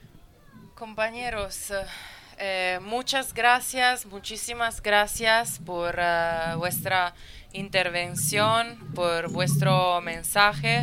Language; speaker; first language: Spanish; non-native, fluent; Italian